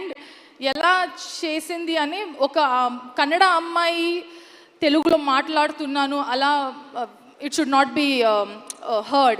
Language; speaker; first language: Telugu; non-native, learner; Kannada